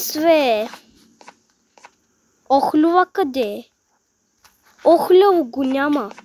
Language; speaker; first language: Bulgarian; non-native, local second language; Turkish